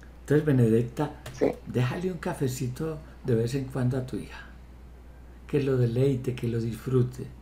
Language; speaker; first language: Spanish; native; Spanish